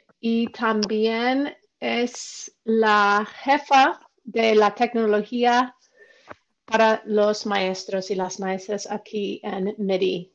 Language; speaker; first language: Spanish; non-native, fluent; English